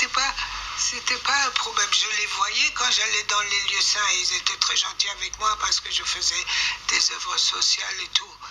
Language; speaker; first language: French; non-native, fluent; Persian